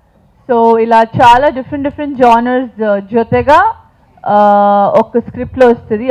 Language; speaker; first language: Telugu; non-native, fluent; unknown